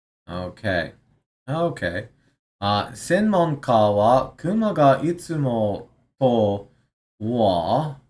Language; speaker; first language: Japanese; non-native, learner; English